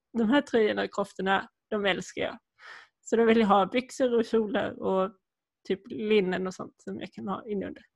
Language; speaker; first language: Swedish; native; Swedish